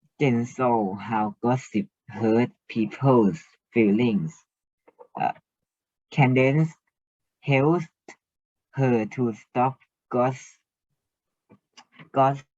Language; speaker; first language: English; non-native, learner; Thai